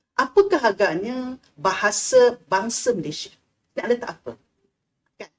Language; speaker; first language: Malay; native; Malay